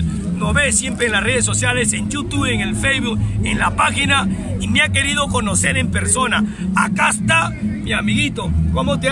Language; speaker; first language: Spanish; native; Spanish